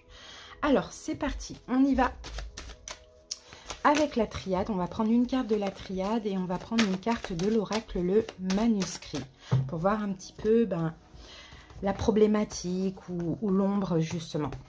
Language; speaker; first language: French; native; French